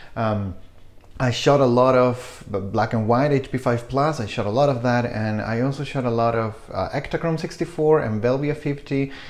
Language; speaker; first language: English; non-native, fluent; Spanish